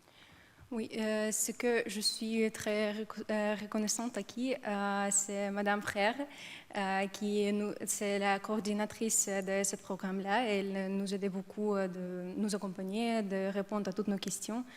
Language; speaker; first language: French; non-native, learner; Ukrainian